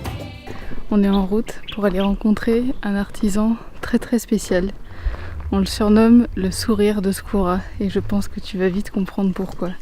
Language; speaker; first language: French; native; French